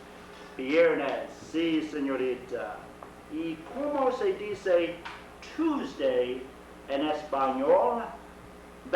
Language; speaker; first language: Spanish; non-native, fluent; English